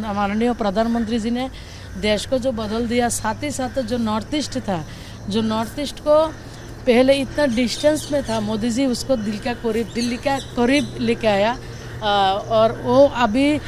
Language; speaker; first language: Hindi; non-native, local second language; Bangla